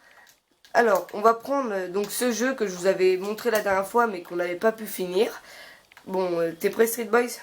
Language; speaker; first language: French; native; French